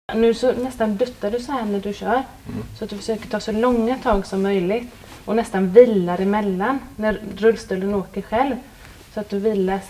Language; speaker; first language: Swedish; native; Swedish